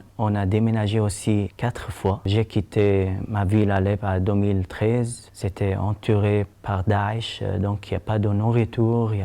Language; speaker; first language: French; non-native, learner; Arabic